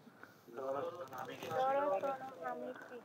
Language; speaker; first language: Italian; non-native, learner; Bangla